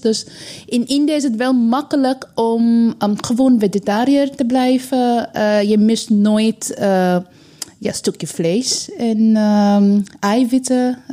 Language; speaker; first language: Dutch; non-native, learner; Bangla